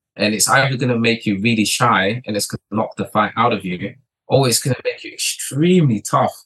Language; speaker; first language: English; early bilingual, other home language; Portuguese